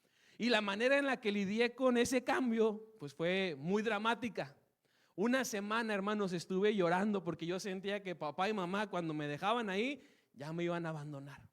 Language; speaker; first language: Spanish; native; Spanish